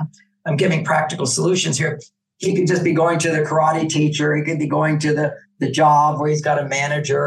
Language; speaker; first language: English; native; English